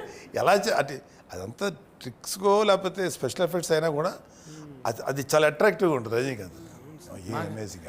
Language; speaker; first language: Telugu; native; Telugu